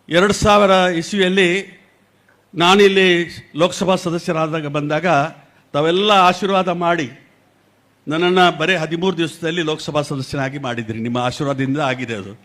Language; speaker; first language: Kannada; non-native, local second language; Tulu